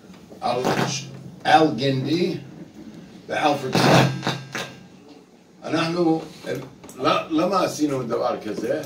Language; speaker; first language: Hebrew; non-native, fluent; English